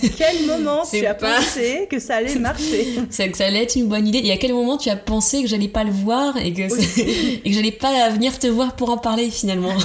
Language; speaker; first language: French; native; French